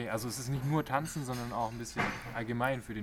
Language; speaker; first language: German; native; German